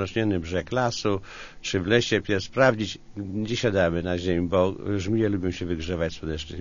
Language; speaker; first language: Polish; native; Polish